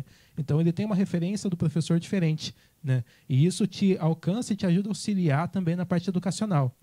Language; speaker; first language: Portuguese; native; Portuguese